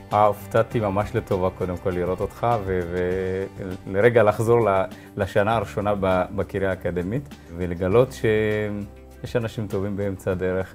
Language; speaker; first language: Hebrew; early bilingual, other home language; Amharic